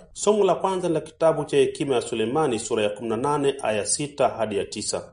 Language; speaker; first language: Swahili; native; Swahili